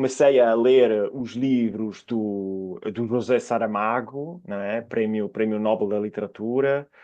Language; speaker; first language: Portuguese; non-native, fluent; Italian